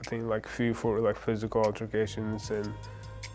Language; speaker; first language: English; early bilingual, other home language; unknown